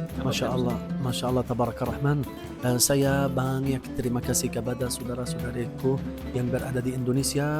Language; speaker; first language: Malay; non-native, fluent; Arabic